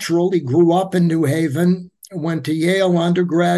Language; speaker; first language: English; native; English